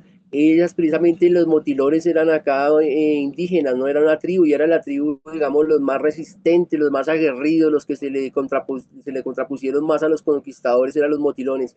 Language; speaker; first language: Spanish; native; Spanish